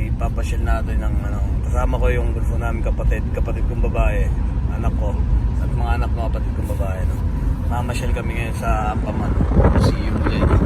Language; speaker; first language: Filipino; native; Filipino